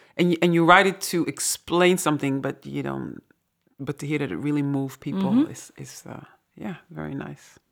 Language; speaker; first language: English; non-native, fluent; Dutch